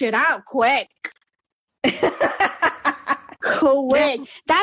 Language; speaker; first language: English; native; English